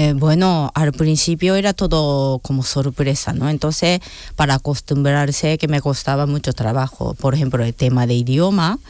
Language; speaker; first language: Spanish; non-native, fluent; Japanese